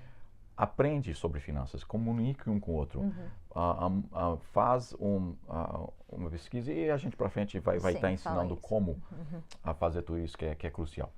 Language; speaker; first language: Portuguese; non-native, fluent; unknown